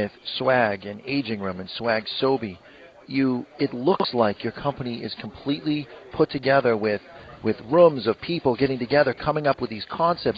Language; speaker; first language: English; native; English